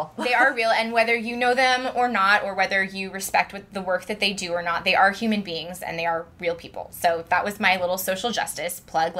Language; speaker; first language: English; native; English